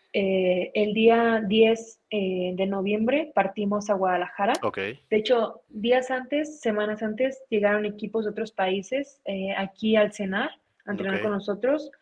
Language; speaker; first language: Spanish; native; Spanish